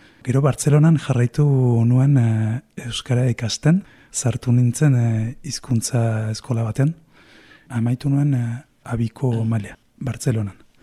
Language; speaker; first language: Basque; non-native, fluent; Spanish